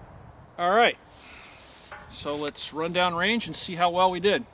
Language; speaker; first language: English; native; English